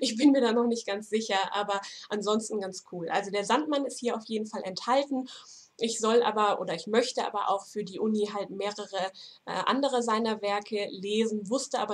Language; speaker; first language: German; native; German